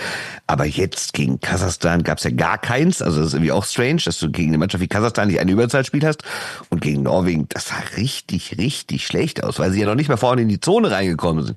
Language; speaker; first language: German; native; German